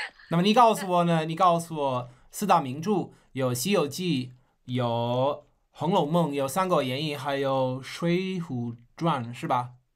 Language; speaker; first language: Chinese; non-native, fluent; English